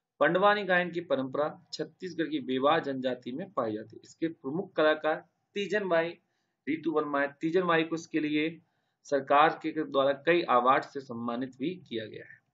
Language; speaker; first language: Hindi; native; Hindi